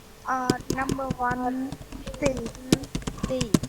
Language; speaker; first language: English; non-native, learner; Vietnamese